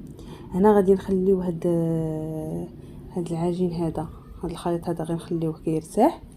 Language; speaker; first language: Arabic; native; Arabic